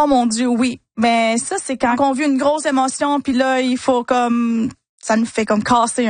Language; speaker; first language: French; non-native, fluent; Spanish